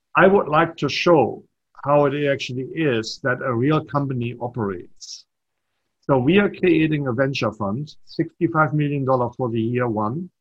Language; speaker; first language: English; non-native, fluent; German